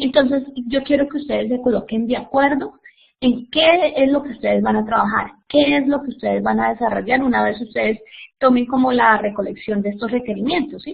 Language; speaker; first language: Spanish; native; Spanish